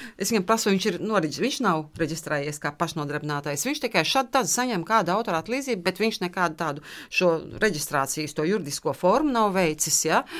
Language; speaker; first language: Latvian; native; Latvian